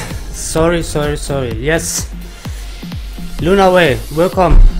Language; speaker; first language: English; non-native, learner; German